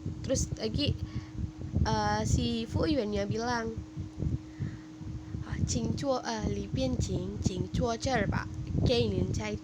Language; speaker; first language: Chinese; non-native, fluent; Indonesian